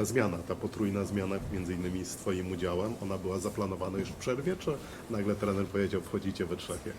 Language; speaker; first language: Polish; native; Polish